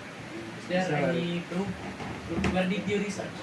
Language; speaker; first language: English; non-native, learner; Indonesian